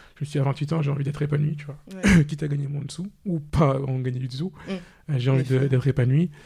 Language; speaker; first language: French; non-native, local second language; Wolof